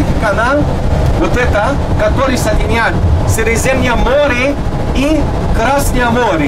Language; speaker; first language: Russian; non-native, learner; Arabic